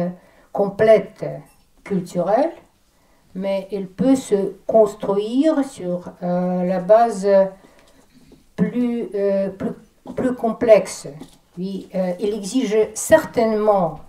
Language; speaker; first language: French; non-native, fluent; Russian